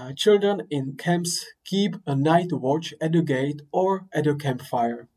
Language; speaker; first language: English; non-native, fluent; Czech